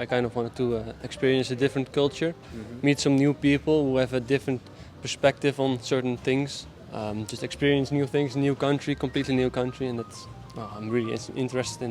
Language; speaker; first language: English; non-native, fluent; Dutch